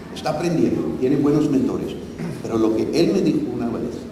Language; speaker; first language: Spanish; non-native, fluent; English